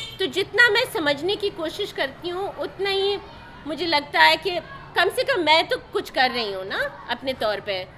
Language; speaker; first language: Urdu; early bilingual, heritage; Urdu